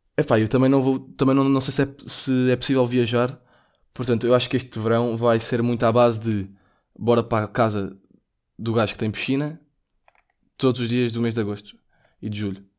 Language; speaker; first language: Portuguese; native; Portuguese